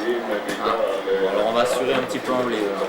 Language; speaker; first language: French; native; French